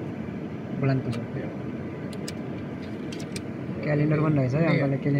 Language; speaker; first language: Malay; non-native, learner; Nepali